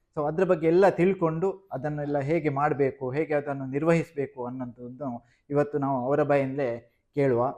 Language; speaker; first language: Kannada; native; Kannada